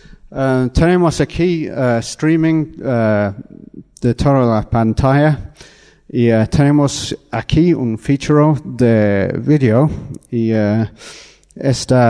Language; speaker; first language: Spanish; non-native, fluent; English